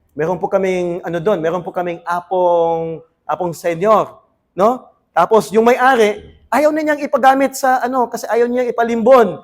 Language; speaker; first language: Filipino; native; Filipino